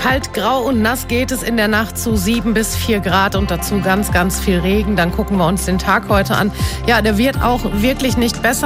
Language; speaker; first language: German; native; German